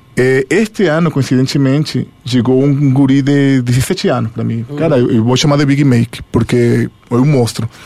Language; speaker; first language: Portuguese; non-native, fluent; Spanish